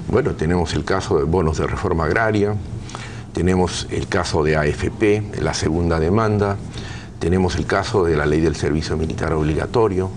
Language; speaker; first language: Spanish; native; Spanish